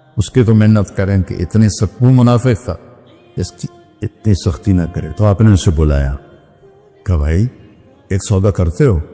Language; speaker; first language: Urdu; non-native, local second language; Punjabi